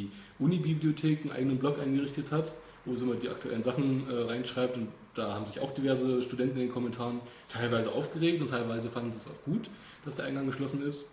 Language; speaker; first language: German; native; German